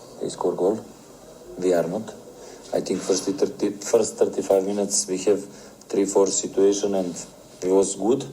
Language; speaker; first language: English; non-native, learner; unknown